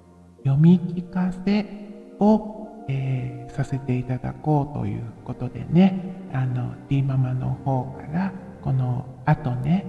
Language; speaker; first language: Japanese; native; Japanese